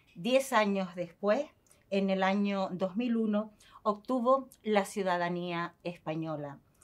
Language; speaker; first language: Spanish; native; Spanish